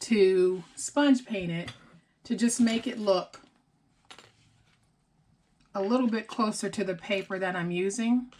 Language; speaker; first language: English; native; English